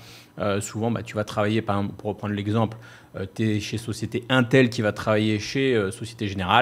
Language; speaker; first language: French; native; French